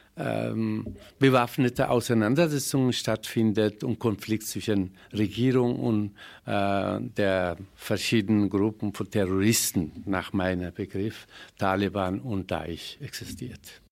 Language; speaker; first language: German; non-native, fluent; Persian